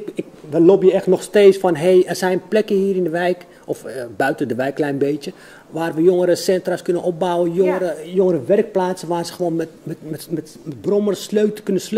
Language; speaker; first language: Dutch; native; Dutch